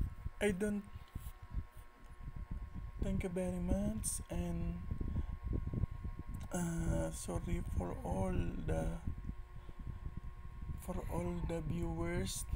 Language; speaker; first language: English; non-native, learner; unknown